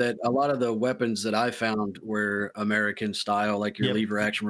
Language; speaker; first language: English; native; English